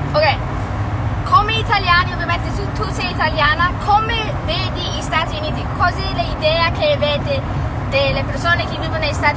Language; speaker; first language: Italian; non-native, learner; English